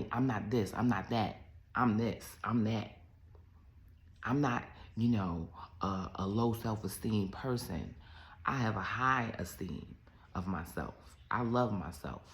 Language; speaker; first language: English; native; English